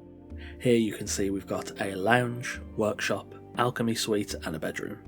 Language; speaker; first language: English; native; English